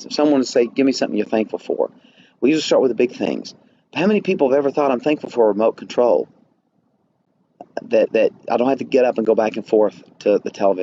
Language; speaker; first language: English; native; English